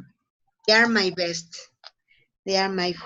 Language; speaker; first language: English; non-native, fluent; Spanish